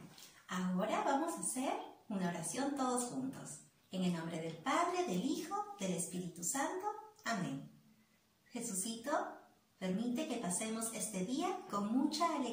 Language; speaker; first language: Spanish; native; Spanish